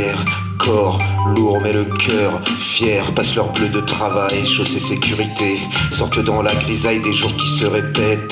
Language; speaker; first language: French; native; French